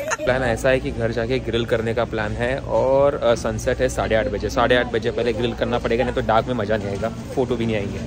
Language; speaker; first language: Hindi; non-native, local second language; Marathi